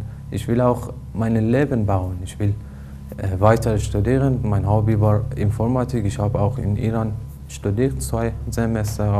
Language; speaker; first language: German; non-native, learner; Persian